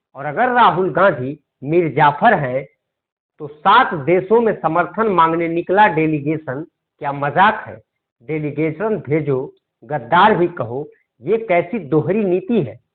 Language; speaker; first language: Hindi; native; Hindi